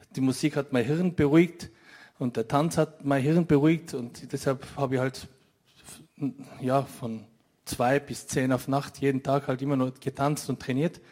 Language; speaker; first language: German; native; German